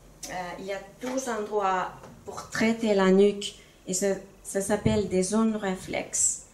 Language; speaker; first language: French; non-native, fluent; Finnish